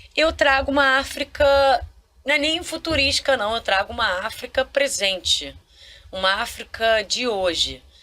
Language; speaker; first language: Portuguese; non-native, local second language; Kabuverdianu